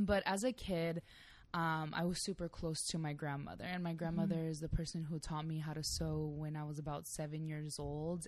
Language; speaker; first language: English; native; English